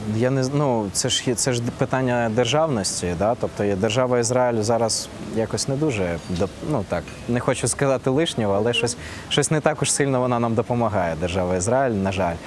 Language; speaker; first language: Ukrainian; non-native, local second language; Russian